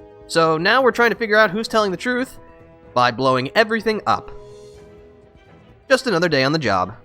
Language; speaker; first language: English; native; English